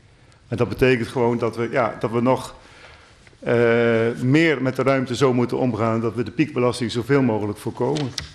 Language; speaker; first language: Dutch; native; Dutch